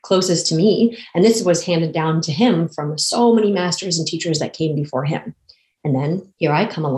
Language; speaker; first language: English; native; English